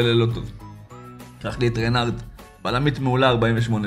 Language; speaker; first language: Hebrew; native; Hebrew